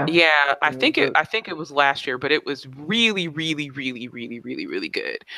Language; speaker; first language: English; native; English